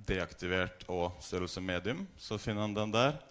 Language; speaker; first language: Norwegian; native; Norwegian